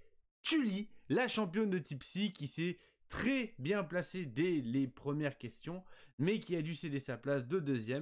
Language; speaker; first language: French; native; French